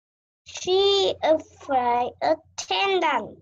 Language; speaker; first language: English; non-native, learner; Vietnamese